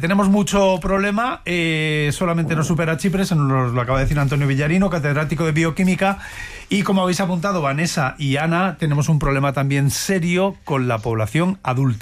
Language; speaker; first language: Spanish; native; Spanish